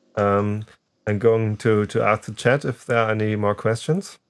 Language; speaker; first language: English; non-native, fluent; German